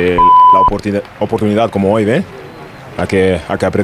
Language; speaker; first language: Spanish; non-native, learner; German